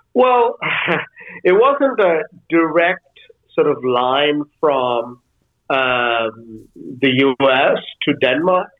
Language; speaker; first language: English; non-native, local second language; Bangla